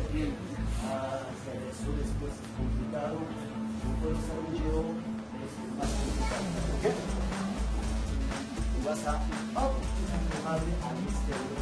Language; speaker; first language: Spanish; non-native, learner; French